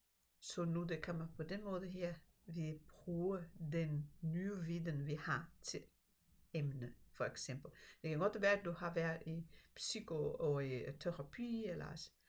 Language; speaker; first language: Danish; non-native, fluent; Portuguese